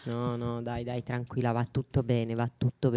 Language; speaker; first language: Italian; native; Italian